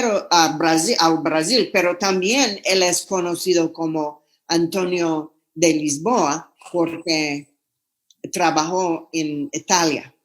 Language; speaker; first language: Spanish; non-native, fluent; English